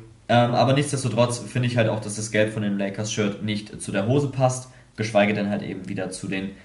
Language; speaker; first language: German; native; German